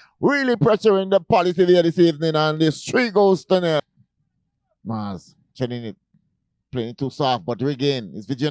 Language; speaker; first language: English; native; English